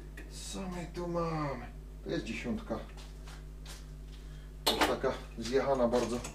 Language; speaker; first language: Polish; native; Polish